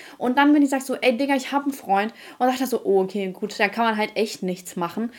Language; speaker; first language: German; early bilingual, other home language; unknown